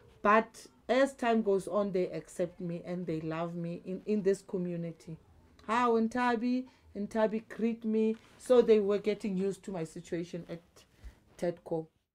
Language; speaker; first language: English; non-native, local second language; Afrikaans